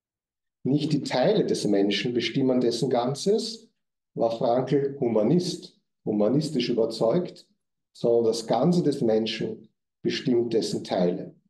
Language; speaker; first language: German; native; German